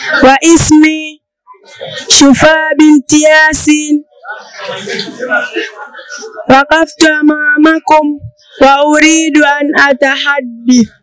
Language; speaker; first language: Arabic; non-native, learner; Swahili